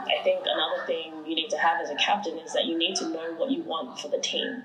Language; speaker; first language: English; early bilingual, other home language; Chinese